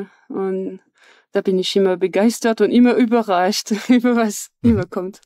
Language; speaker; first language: German; non-native, fluent; French